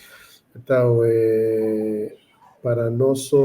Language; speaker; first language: Portuguese; non-native, fluent; Hebrew